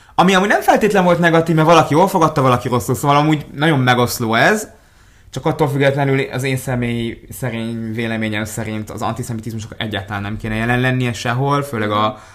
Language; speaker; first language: Hungarian; early bilingual, other home language; Hebrew